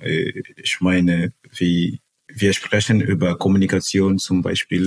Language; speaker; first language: German; non-native, fluent; Portuguese